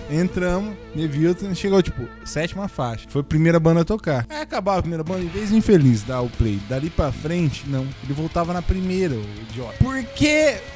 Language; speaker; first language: Portuguese; native; Portuguese